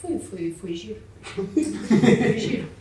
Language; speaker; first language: Portuguese; native; Portuguese